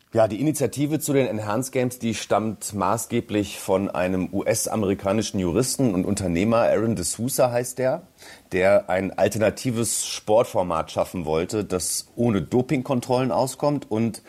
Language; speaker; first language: German; native; German